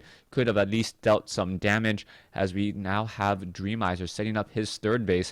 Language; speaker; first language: English; native; English